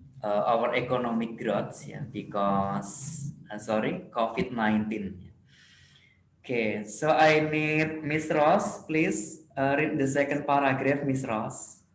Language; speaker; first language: English; non-native, fluent; Indonesian